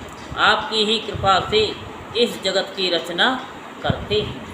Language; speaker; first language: Hindi; native; Hindi